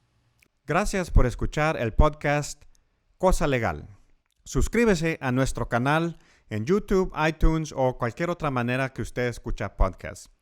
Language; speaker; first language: Spanish; early bilingual, heritage; Spanish